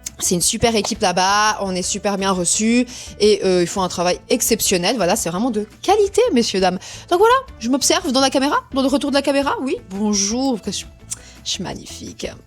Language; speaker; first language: French; early bilingual, other home language; Portuguese